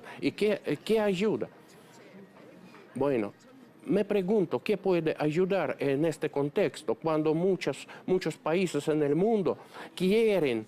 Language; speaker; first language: Spanish; non-native, fluent; Russian